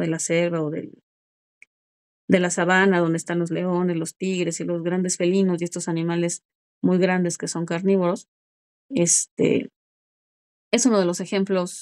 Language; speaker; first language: Spanish; native; Spanish